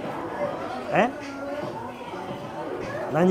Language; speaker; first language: Japanese; non-native, fluent; French